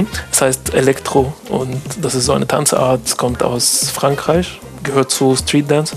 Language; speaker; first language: German; non-native, fluent; Arabic